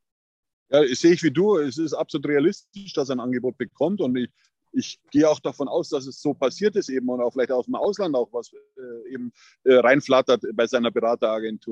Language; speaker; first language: German; native; German